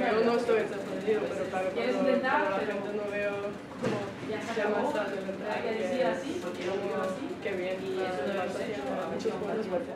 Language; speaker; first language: Spanish; non-native, learner; Norwegian